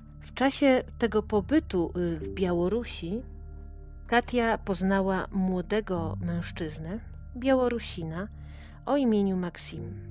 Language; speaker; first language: Polish; native; Polish